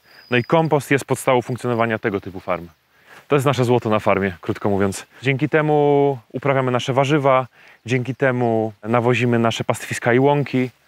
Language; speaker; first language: Polish; native; Polish